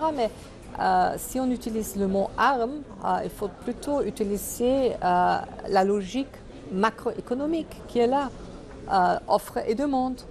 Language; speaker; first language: French; non-native, fluent; German